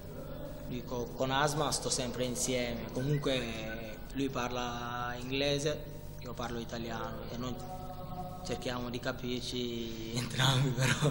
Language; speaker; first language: Italian; non-native, fluent; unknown